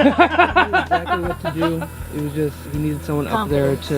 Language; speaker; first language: English; native; English